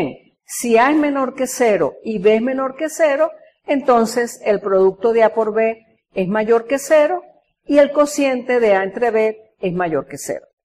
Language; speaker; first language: Spanish; native; Spanish